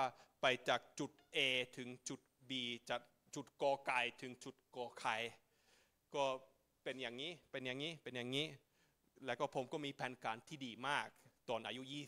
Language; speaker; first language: Thai; non-native, fluent; Finnish